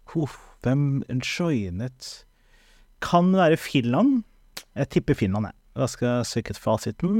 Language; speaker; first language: Norwegian; early bilingual, other home language; Somali